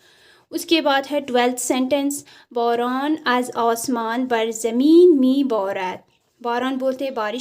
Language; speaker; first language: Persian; non-native, fluent; Urdu